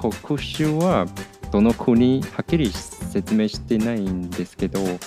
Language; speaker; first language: Japanese; non-native, fluent; Chinese